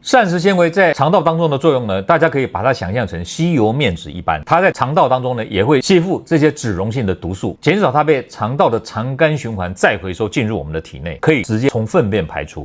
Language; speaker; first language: Chinese; native; Chinese